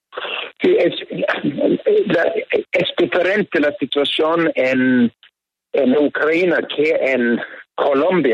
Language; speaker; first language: Spanish; non-native, fluent; Norwegian